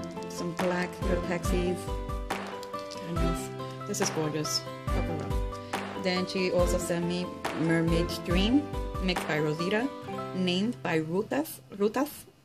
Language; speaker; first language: English; native; English